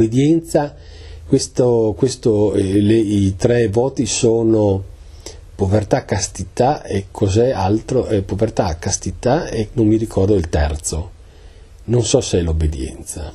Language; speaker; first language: Italian; native; Italian